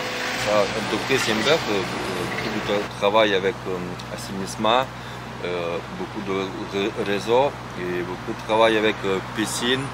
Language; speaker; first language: French; non-native, learner; Ukrainian